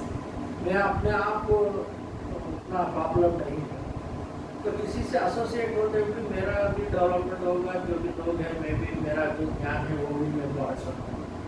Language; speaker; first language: Hindi; non-native, local second language; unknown